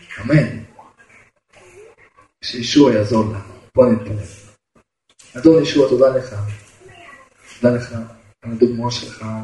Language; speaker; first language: Hebrew; non-native, fluent; Russian